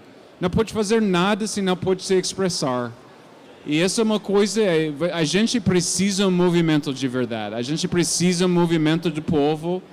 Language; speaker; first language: Portuguese; non-native, fluent; English